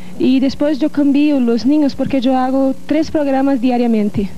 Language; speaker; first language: Spanish; non-native, learner; Portuguese